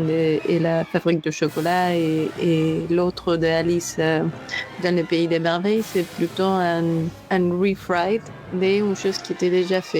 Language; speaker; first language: French; non-native, fluent; Spanish